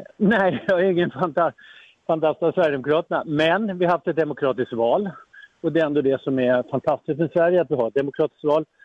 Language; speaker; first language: Swedish; native; Swedish